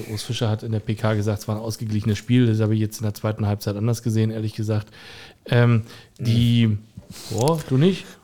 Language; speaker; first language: German; native; German